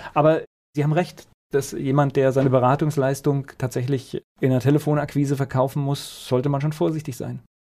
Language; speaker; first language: German; native; German